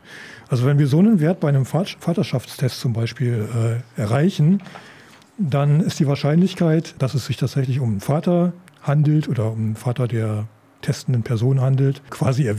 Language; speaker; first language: German; native; German